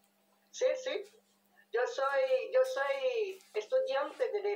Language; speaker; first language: Spanish; non-native, learner; Portuguese